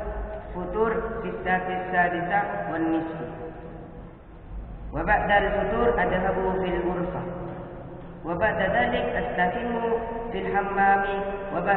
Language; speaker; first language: Arabic; non-native, learner; Indonesian